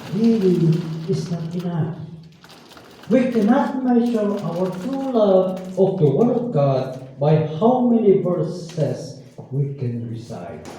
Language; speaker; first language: English; non-native, local second language; Filipino